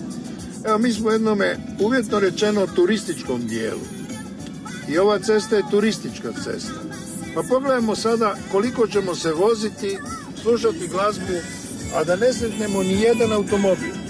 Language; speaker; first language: Croatian; native; Croatian